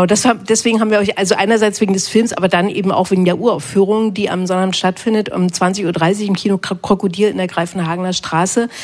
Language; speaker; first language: German; native; German